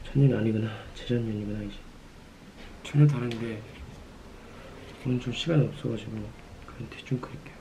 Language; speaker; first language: Korean; non-native, fluent; Japanese